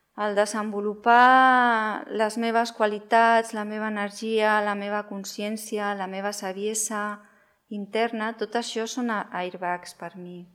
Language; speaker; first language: Catalan; non-native, local second language; Spanish